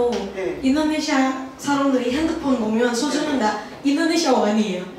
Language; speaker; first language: Korean; non-native, fluent; Indonesian